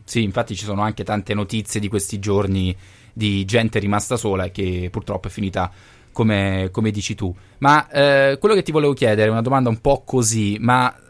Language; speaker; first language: Italian; native; Italian